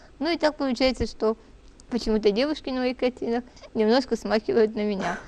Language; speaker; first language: Russian; native; Russian